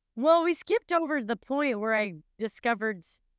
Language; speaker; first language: English; native; English